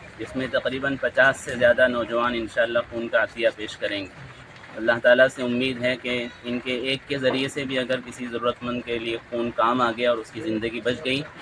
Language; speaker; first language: Urdu; native; Urdu